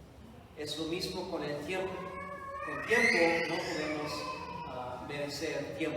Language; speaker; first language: Spanish; non-native, fluent; English